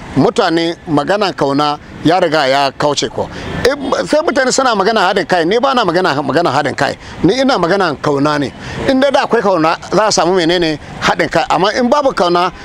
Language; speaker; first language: Hausa; non-native, local second language; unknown